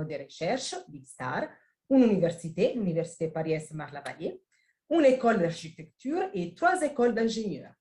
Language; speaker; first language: French; non-native, fluent; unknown